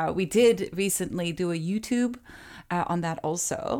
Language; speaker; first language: English; early bilingual, other home language; Japanese